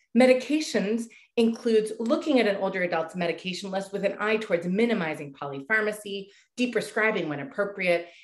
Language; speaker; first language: English; native; English